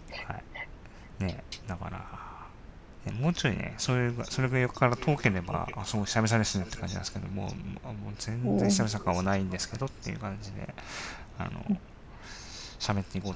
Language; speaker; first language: Japanese; native; Japanese